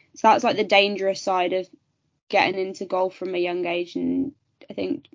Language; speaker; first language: English; native; English